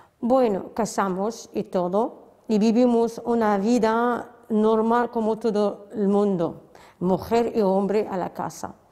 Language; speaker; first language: Spanish; non-native, learner; Arabic